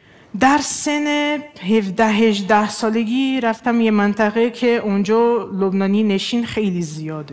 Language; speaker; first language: Persian; non-native, fluent; Portuguese